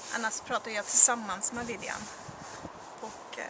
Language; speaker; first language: Swedish; non-native, learner; Arabic